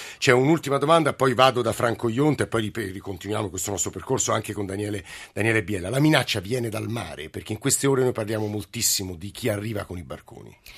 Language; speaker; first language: Italian; native; Italian